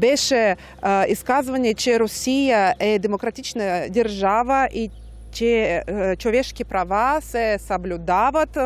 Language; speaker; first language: Bulgarian; non-native, learner; Russian